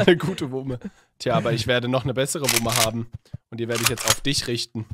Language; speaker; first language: German; native; German